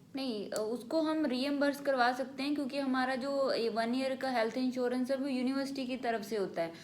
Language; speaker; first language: Hindi; non-native, local second language; Punjabi